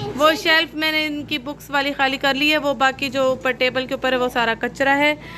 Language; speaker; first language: Urdu; native; Urdu